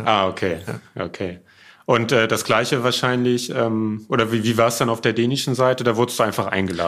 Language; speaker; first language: German; native; German